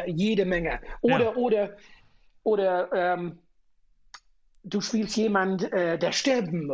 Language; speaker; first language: German; non-native, fluent; English